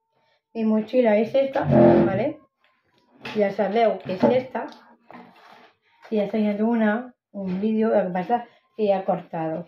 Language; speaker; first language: Spanish; non-native, local second language; Catalan